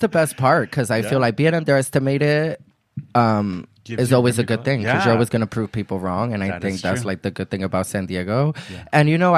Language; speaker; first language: English; early bilingual, other home language; Spanish